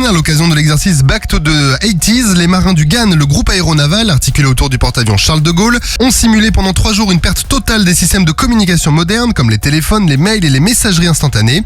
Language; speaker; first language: French; native; French